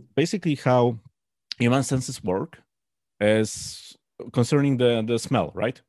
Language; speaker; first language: English; non-native, fluent; Polish